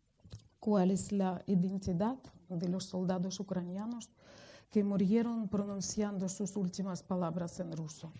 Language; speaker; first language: Spanish; non-native, fluent; Russian